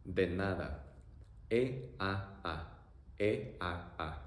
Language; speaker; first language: Spanish; non-native, fluent; English